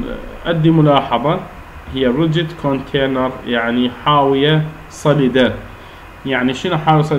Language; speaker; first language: Arabic; native; Arabic